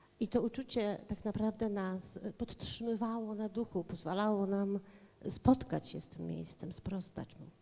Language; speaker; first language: Polish; native; Polish